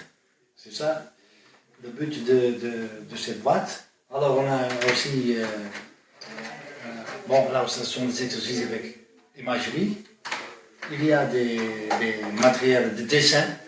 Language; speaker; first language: French; non-native, fluent; Dutch